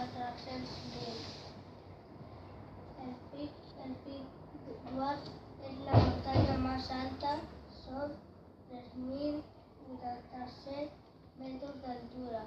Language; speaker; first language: Spanish; non-native, local second language; Catalan